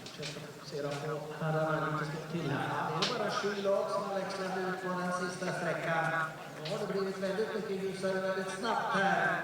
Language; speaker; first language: Swedish; native; Swedish